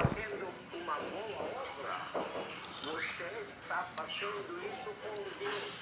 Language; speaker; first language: Spanish; non-native, learner; Portuguese